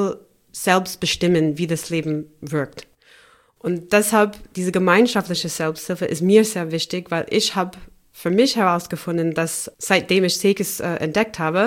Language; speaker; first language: German; non-native, fluent; English